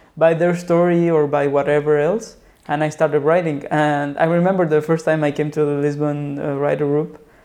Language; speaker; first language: English; non-native, fluent; Spanish